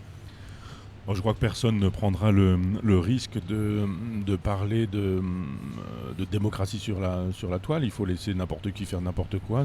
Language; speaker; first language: French; native; French